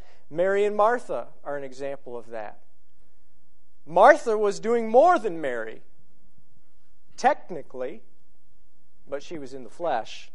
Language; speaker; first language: English; native; English